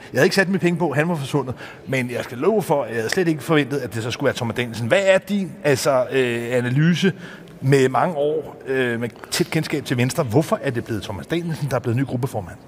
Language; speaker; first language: Danish; native; Danish